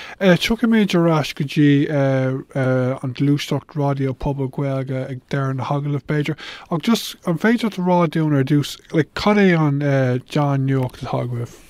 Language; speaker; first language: Irish; non-native, local second language; English